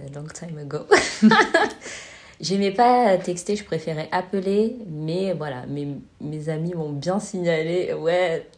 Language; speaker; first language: French; native; French